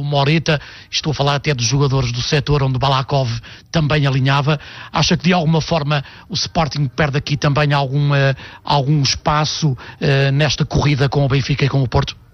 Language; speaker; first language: Portuguese; native; Portuguese